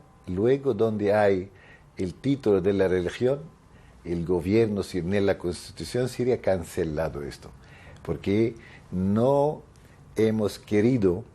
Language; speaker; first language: Spanish; non-native, fluent; Arabic